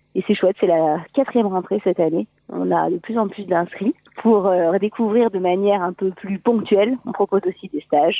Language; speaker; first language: French; native; French